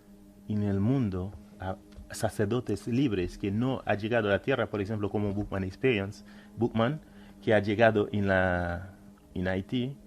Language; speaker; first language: Spanish; non-native, fluent; Haitian Creole